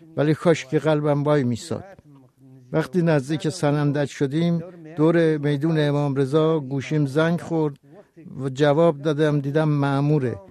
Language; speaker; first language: Persian; non-native, local second language; Kurdish